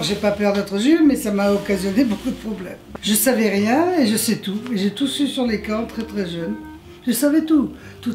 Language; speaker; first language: French; native; French